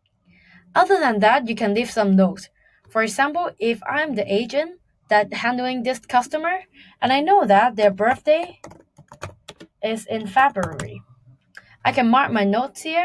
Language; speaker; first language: English; non-native, fluent; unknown